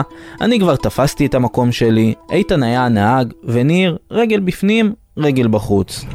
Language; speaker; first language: Hebrew; native; Hebrew